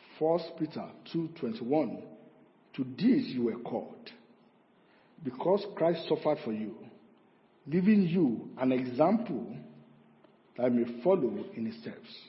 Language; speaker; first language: English; non-native, local second language; Yoruba